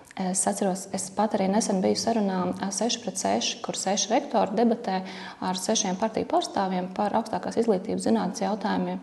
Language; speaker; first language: Latvian; native; Latvian